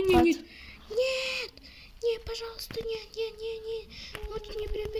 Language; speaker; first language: Russian; non-native, local second language; Uzbek